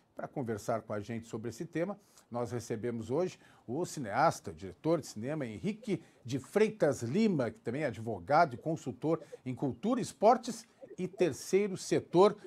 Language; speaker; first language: Portuguese; native; Portuguese